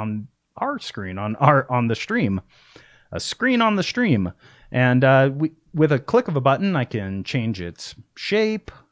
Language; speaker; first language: English; native; English